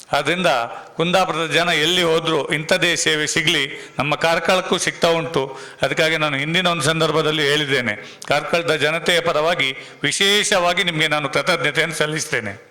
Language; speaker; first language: Kannada; non-native, local second language; Tulu